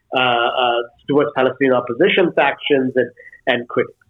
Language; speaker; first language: English; non-native, local second language; Bangla